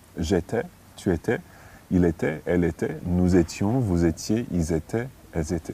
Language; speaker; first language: French; non-native, fluent; English